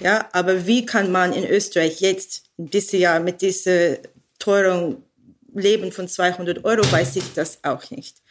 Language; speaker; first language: German; non-native, learner; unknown